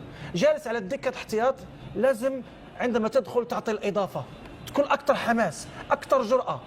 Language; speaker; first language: Arabic; native; Arabic